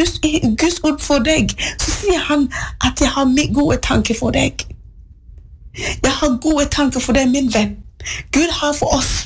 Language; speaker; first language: Norwegian; non-native, learner; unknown